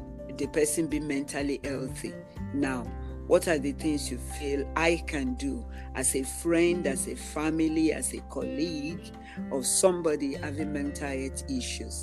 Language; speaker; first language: English; non-native, local second language; Yoruba